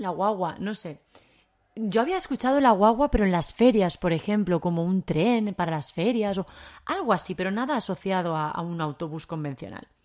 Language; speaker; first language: Spanish; native; Spanish